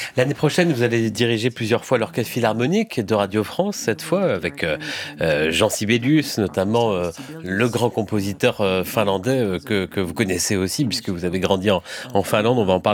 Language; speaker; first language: French; native; French